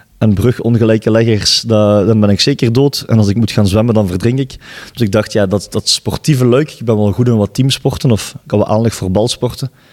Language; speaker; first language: Dutch; native; Dutch